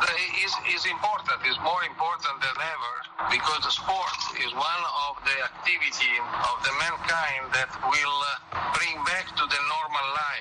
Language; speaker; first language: English; non-native, fluent; Italian